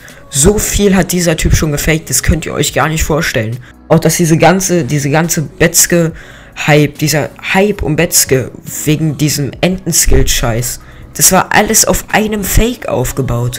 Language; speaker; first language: German; native; German